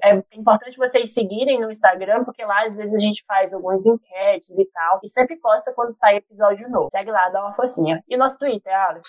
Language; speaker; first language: Portuguese; native; Portuguese